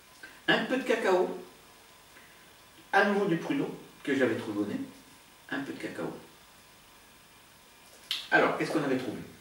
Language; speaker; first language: French; native; French